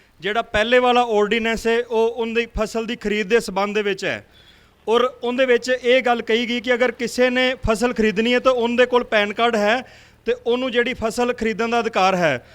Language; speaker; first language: Punjabi; native; Punjabi